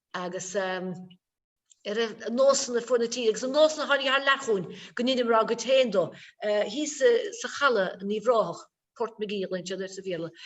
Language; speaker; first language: Irish; native; Irish